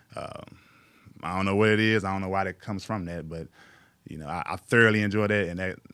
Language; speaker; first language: English; native; English